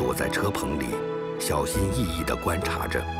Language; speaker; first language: Chinese; native; Chinese